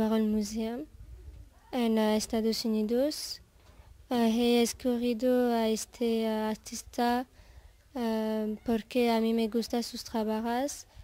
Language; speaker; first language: Spanish; non-native, learner; French